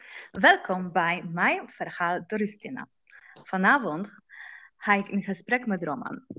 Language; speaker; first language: Dutch; non-native, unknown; Polish